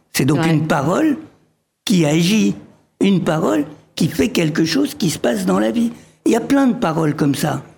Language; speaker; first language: French; early bilingual, other home language; Arabic